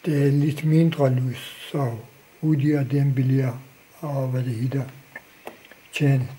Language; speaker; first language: Danish; non-native, local second language; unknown